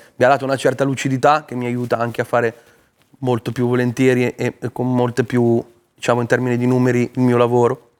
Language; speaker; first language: Italian; native; Italian